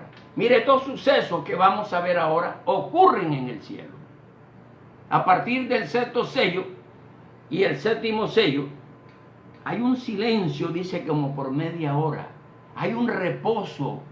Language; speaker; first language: Spanish; native; Spanish